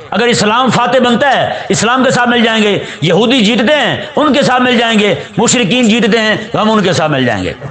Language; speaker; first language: Urdu; non-native, local second language; Punjabi